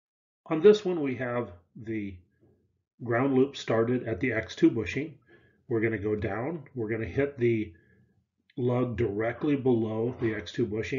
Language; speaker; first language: English; native; English